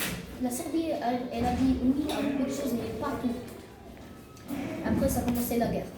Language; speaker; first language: French; non-native, learner; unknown